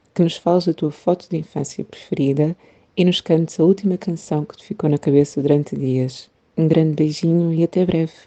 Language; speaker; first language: Portuguese; native; Portuguese